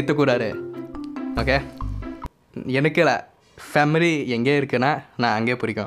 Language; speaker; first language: Tamil; non-native, learner; Thai